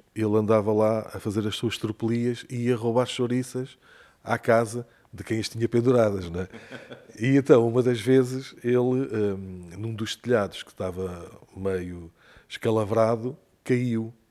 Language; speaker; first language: Portuguese; native; Portuguese